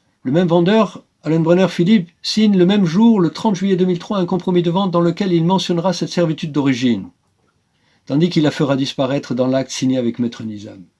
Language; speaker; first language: French; native; French